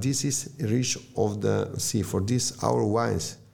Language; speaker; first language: English; non-native, learner; Slovenian